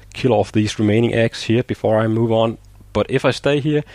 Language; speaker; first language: English; non-native, fluent; Danish